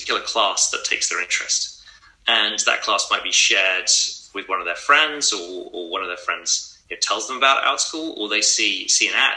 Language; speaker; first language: English; native; English